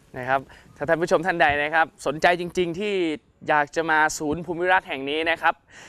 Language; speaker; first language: Thai; non-native, local second language; Lao